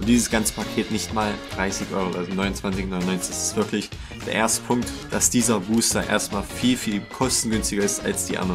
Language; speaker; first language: German; native; German